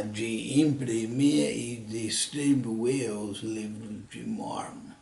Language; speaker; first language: Portuguese; early bilingual, other home language; English